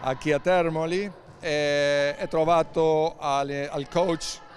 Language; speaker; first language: Italian; non-native, learner; Spanish